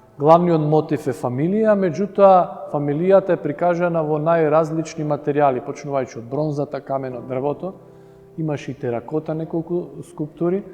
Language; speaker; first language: Macedonian; early bilingual, heritage; Macedonian